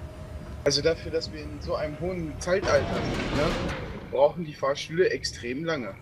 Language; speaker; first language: German; native; German